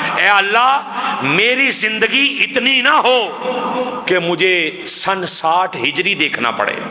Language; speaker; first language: Urdu; non-native, local second language; Punjabi